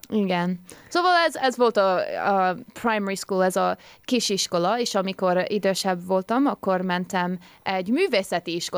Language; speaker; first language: Hungarian; early bilingual, heritage; English